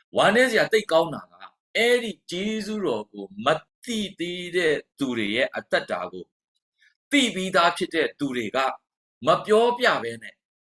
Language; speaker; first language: Burmese; non-native, local second language; Hakha Chin